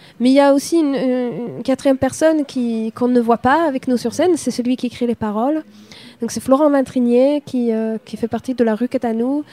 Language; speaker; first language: French; non-native, fluent; Swedish